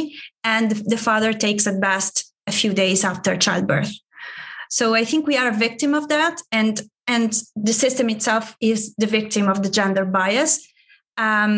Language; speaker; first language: English; non-native, fluent; Italian